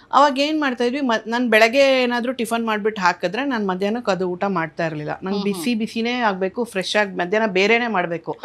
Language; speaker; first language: Kannada; native; Kannada